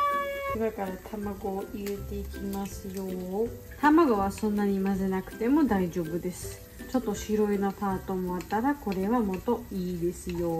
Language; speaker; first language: Japanese; non-native, learner; Georgian